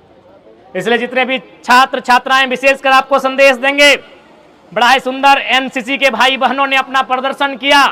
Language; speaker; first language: Hindi; non-native, local second language; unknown